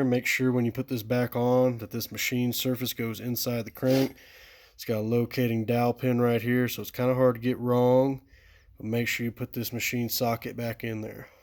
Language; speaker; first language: English; native; English